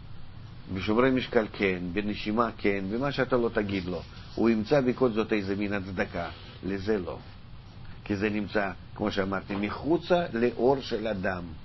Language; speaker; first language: Hebrew; non-native, fluent; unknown